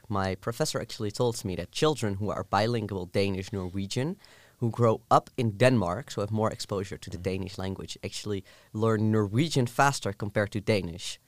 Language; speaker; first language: English; non-native, fluent; Dutch